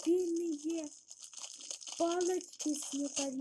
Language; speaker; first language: Russian; early bilingual, heritage; Russian